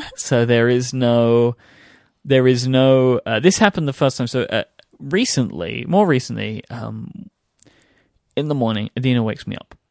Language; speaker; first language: English; native; English